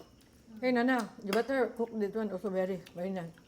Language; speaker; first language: English; non-native, local second language; Filipino